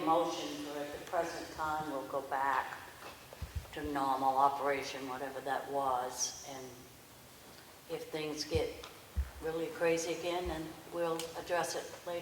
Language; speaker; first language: English; native; English